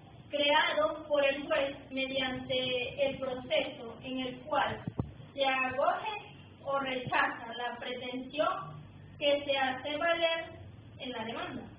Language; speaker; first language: Spanish; native; Spanish